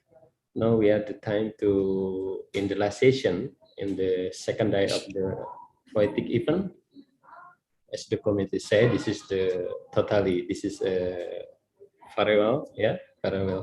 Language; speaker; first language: English; non-native, learner; Indonesian